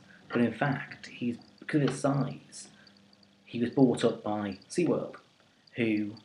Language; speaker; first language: English; native; English